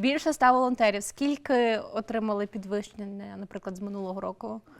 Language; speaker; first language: Ukrainian; native; Ukrainian